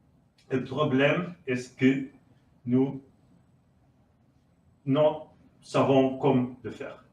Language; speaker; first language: French; non-native, learner; Portuguese